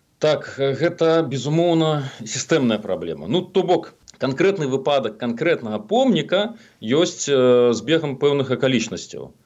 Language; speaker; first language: Belarusian; native; Belarusian